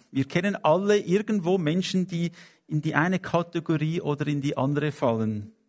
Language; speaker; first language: German; non-native, fluent; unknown